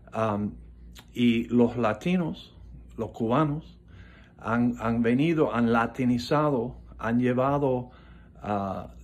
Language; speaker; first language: Spanish; non-native, fluent; English